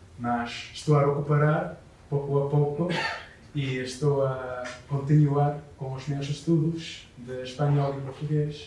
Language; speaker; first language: Portuguese; non-native, learner; English